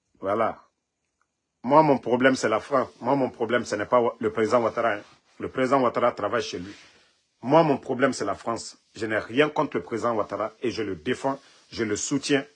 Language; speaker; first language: French; non-native, local second language; Mandingo